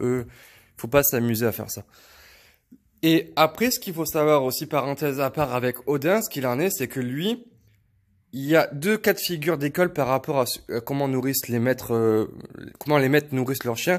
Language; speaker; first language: French; native; French